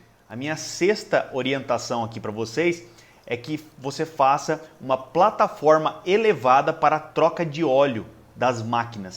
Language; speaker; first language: Portuguese; native; Portuguese